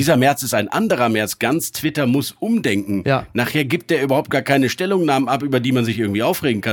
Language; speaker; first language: German; native; German